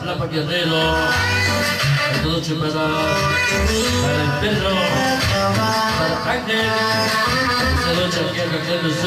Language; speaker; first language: Spanish; native; Spanish